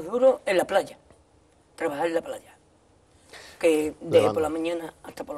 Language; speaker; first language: Spanish; native; Spanish